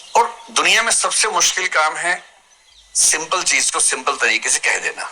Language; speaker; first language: Hindi; native; Hindi